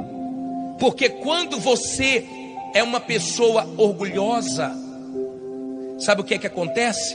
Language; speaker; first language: Portuguese; native; Portuguese